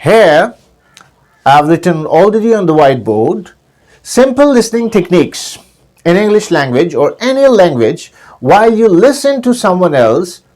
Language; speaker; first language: English; non-native, local second language; Urdu